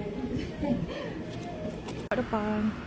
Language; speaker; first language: Korean; non-native, learner; Malay